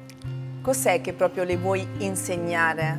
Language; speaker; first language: Italian; native; Italian